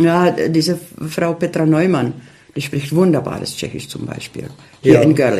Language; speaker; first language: German; early bilingual, heritage; Czech